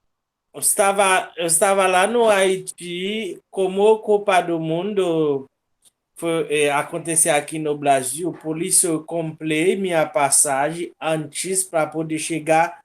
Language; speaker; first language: Portuguese; non-native, local second language; Haitian Creole